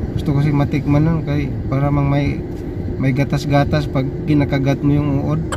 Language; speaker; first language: Filipino; non-native, local second language; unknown